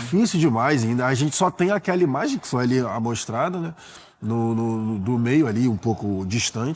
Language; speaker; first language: Portuguese; native; Portuguese